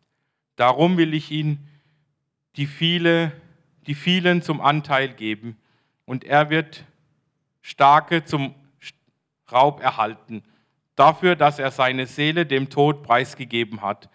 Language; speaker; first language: German; native; German